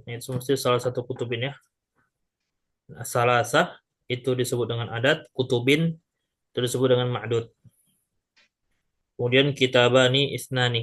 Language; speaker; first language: Indonesian; native; Indonesian